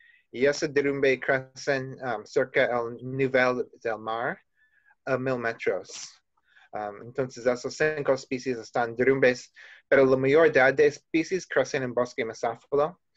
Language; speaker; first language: Spanish; non-native, learner; English